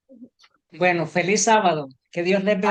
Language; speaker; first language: Spanish; native; Spanish